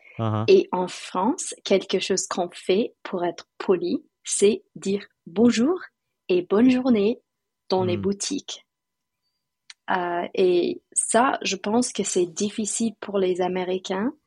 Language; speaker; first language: French; non-native, fluent; English